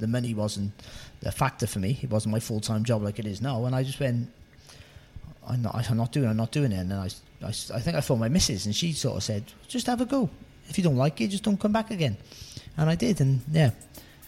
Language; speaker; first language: English; native; English